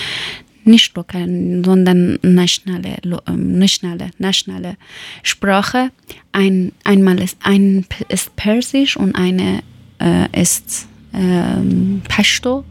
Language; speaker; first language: German; non-native, learner; Persian